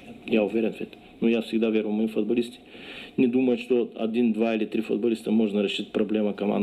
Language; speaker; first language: Russian; non-native, learner; Bulgarian